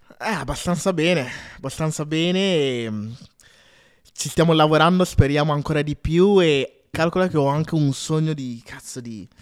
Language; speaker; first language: Italian; early bilingual, other home language; Akan